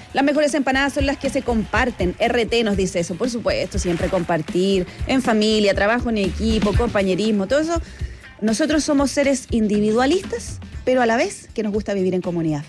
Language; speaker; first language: Spanish; native; Spanish